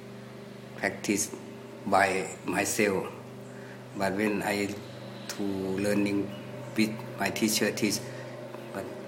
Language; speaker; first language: English; non-native, learner; Thai